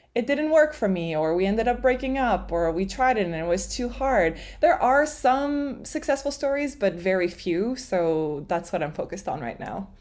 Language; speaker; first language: English; non-native, fluent; French